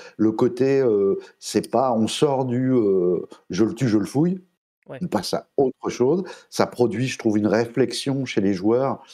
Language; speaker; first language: French; native; French